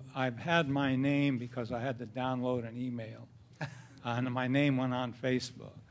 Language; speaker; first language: English; native; English